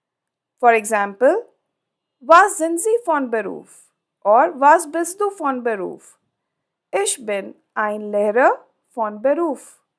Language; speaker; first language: German; non-native, fluent; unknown